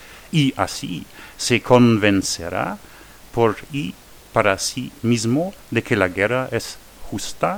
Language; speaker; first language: Spanish; non-native, learner; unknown